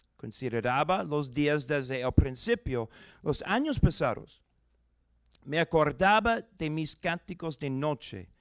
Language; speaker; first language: Spanish; non-native, fluent; English